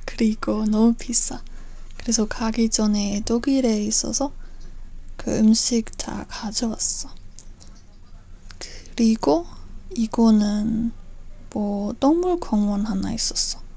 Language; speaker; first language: Korean; non-native, learner; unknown